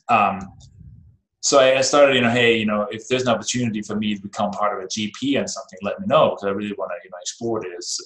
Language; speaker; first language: English; non-native, fluent; Danish